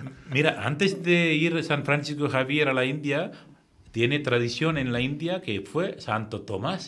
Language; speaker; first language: Spanish; non-native, fluent; Tamil